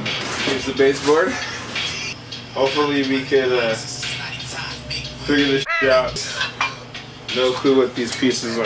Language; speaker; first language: English; native; English